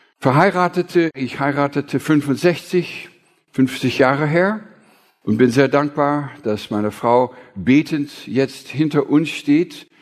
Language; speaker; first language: German; non-native, fluent; English